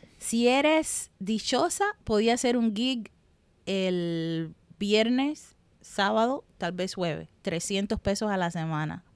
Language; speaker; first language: Spanish; native; Spanish